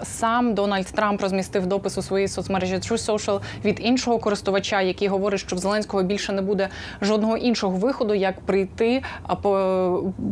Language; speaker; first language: Ukrainian; native; Ukrainian